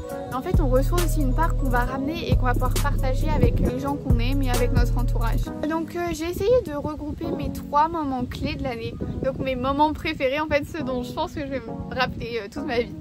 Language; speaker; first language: French; native; French